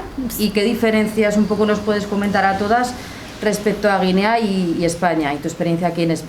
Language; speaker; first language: Spanish; native; Spanish